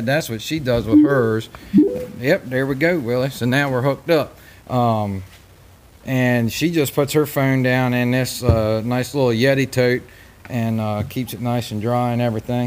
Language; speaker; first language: English; native; English